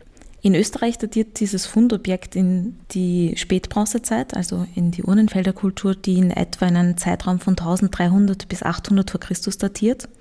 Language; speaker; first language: German; native; German